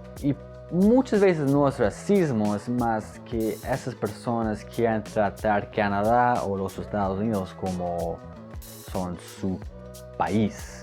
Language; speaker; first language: Spanish; non-native, fluent; English